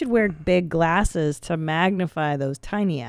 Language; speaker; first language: English; native; English